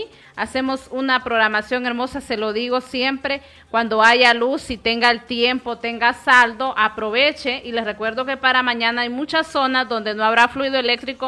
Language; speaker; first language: Spanish; native; Spanish